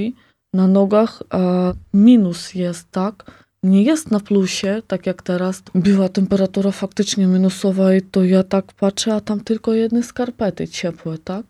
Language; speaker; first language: Polish; non-native, fluent; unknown